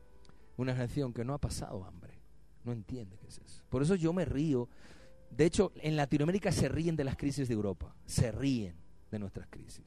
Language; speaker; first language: Spanish; native; Spanish